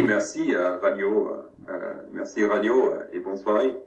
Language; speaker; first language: French; non-native, learner; German